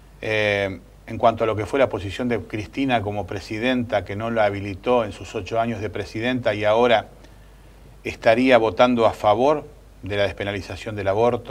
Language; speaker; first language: Spanish; native; Spanish